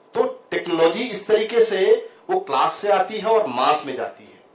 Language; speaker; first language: Hindi; native; Hindi